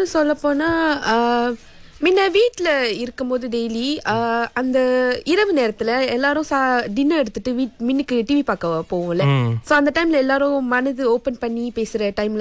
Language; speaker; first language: Tamil; early bilingual, heritage; Tamil